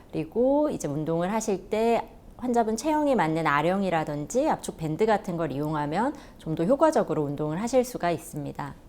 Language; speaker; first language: Korean; native; Korean